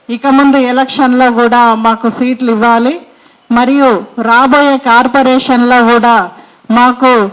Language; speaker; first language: Telugu; native; Telugu